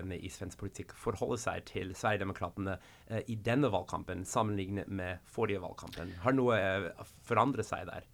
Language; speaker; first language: Swedish; non-native, fluent; English